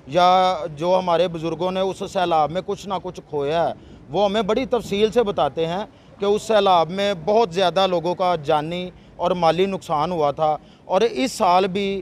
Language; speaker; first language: Urdu; non-native, local second language; Punjabi